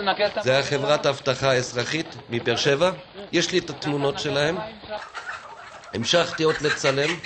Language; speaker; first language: Hebrew; non-native, fluent; German